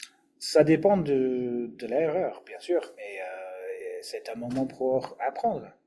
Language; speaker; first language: French; non-native, fluent; English